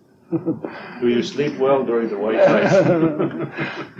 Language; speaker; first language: English; native; English